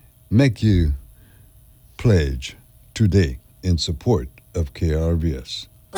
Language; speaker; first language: English; early bilingual, other home language; French